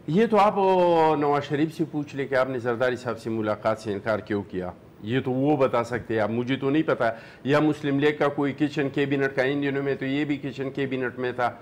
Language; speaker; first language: Urdu; non-native, local second language; Pashto